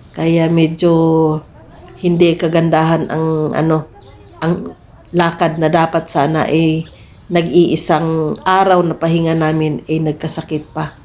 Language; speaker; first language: Filipino; non-native, local second language; Cebuano